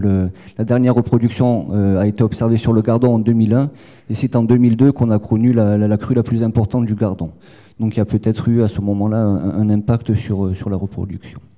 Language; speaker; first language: French; native; French